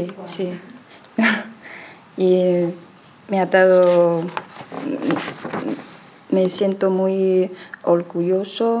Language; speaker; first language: Spanish; non-native, learner; Chinese